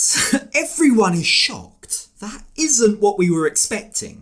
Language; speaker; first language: English; native; English